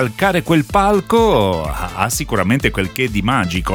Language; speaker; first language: Italian; native; Italian